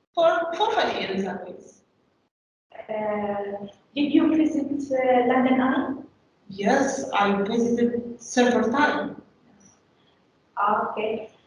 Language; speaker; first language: English; non-native, learner; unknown